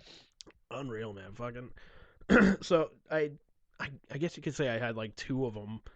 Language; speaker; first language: English; native; English